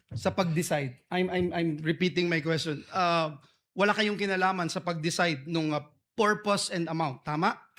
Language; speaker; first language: Filipino; native; Filipino